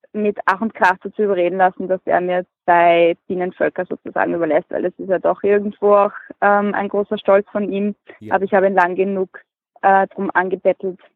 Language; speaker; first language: German; native; German